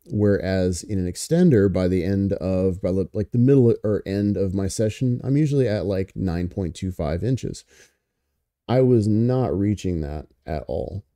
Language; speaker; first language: English; native; English